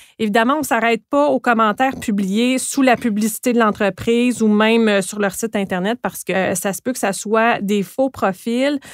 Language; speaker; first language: French; native; French